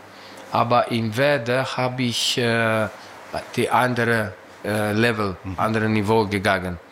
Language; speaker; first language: German; non-native, learner; Greek